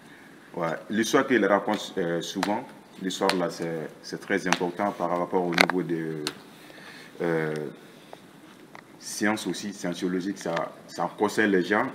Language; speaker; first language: French; non-native, local second language; Bambara